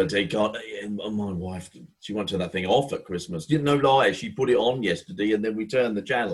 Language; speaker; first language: English; native; English